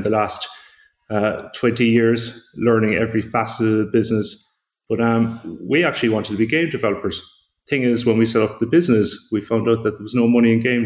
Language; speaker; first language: English; native; English